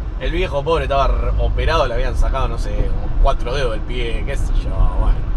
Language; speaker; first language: Spanish; native; Spanish